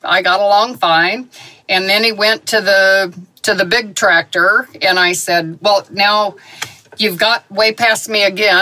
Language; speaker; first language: English; native; English